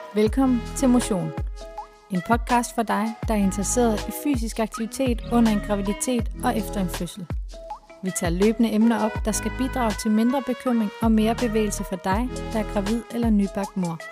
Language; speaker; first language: Danish; native; Danish